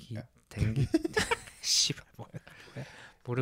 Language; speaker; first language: Korean; early bilingual, heritage; English